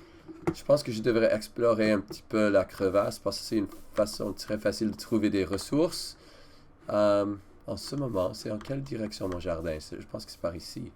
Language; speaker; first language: French; non-native, learner; English